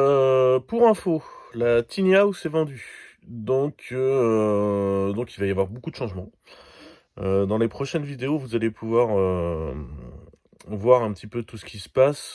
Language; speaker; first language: French; native; French